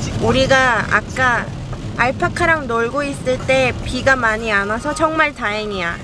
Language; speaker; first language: Korean; early bilingual, heritage; Korean